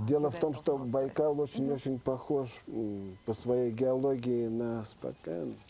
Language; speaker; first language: Russian; native; Russian